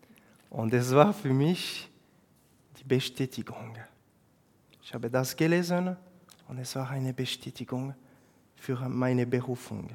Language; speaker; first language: German; non-native, fluent; French